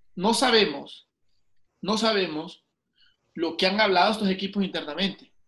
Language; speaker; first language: Spanish; native; Spanish